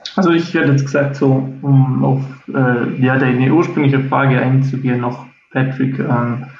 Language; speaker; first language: German; native; German